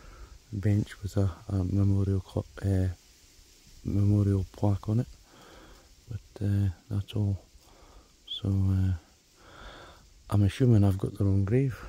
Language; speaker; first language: English; native; English